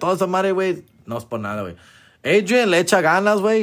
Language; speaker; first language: Spanish; early bilingual, heritage; Spanish